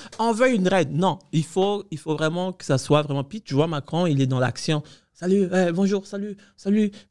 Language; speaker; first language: French; non-native, fluent; Spanish